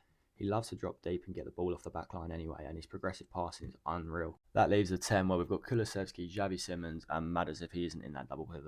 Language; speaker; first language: English; native; English